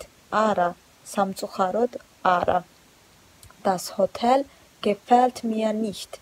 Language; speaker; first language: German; non-native, fluent; Georgian